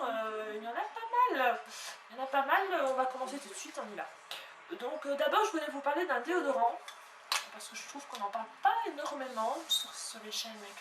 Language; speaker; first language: French; native; French